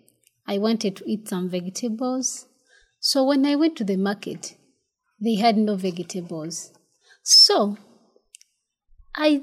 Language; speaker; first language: English; non-native, local second language; Ganda